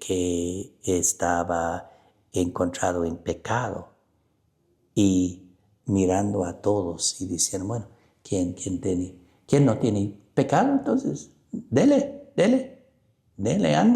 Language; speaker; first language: Spanish; non-native, fluent; English